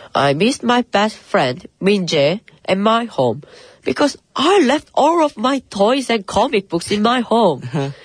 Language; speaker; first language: English; early bilingual, other home language; Korean